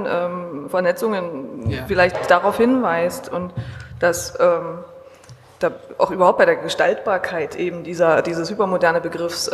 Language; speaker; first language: German; native; German